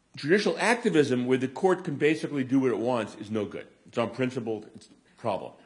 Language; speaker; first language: English; native; English